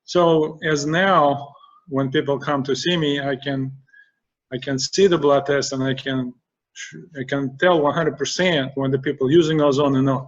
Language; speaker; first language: English; non-native, fluent; Russian